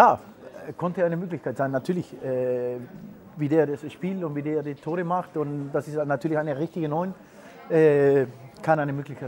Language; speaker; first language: German; non-native, fluent; Spanish